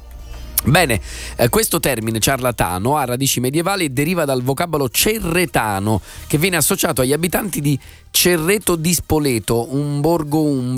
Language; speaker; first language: Italian; native; Italian